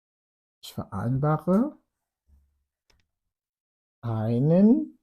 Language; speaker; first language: German; non-native, fluent; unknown